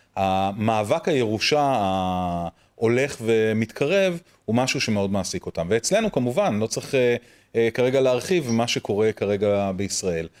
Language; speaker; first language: Hebrew; native; Hebrew